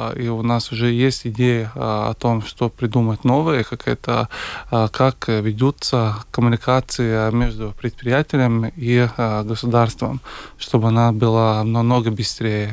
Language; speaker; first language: Russian; non-native, local second language; Latvian